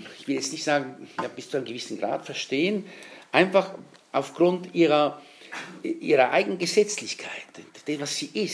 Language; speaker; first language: German; native; German